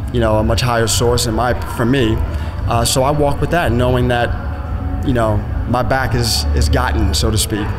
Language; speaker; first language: English; native; English